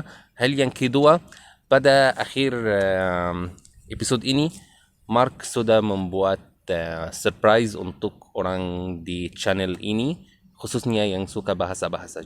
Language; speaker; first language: Indonesian; non-native, learner; Arabic